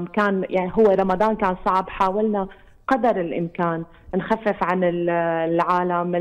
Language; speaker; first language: Arabic; native; Arabic